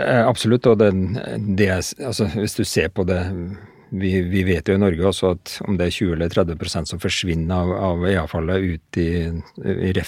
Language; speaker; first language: Norwegian; native; Norwegian